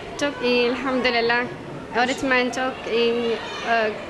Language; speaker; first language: Turkish; non-native, learner; Arabic